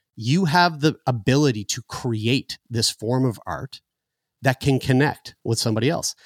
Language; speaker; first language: English; native; English